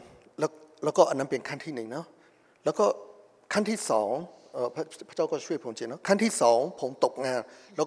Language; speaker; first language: Thai; non-native, fluent; Burmese